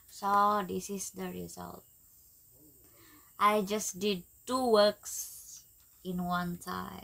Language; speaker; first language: English; non-native, local second language; Malay